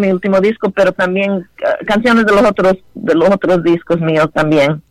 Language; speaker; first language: Spanish; early bilingual, heritage; Spanish